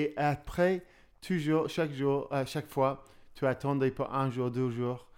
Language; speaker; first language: French; non-native, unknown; English